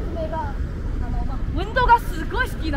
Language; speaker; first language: Japanese; non-native, fluent; Chinese